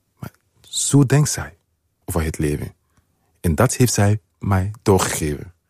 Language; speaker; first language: Dutch; non-native, fluent; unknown